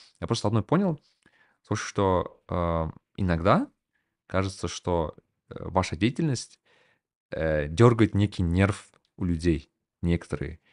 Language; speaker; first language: Russian; non-native, local second language; Kazakh